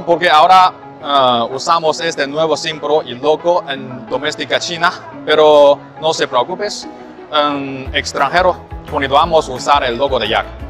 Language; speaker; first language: Spanish; non-native, learner; Chinese